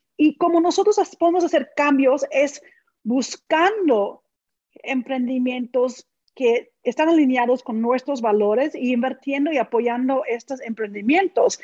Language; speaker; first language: Spanish; non-native, fluent; English